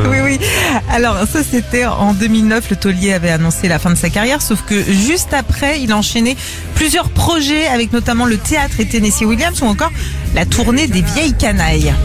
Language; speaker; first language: French; native; French